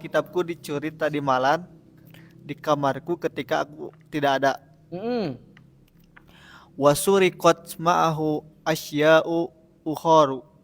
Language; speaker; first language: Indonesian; native; Indonesian